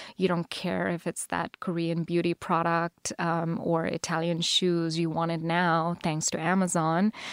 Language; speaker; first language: English; non-native, local second language; Telugu